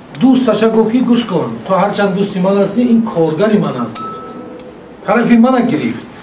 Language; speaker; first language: Persian; native; Persian